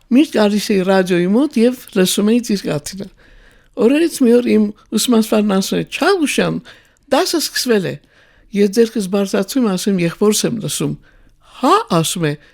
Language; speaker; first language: Armenian; native; Armenian